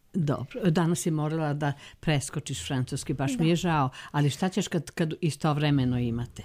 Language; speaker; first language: Serbian; native; Serbian